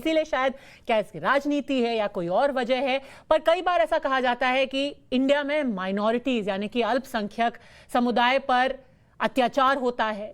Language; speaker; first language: Hindi; native; Hindi